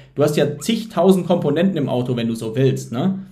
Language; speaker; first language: German; native; German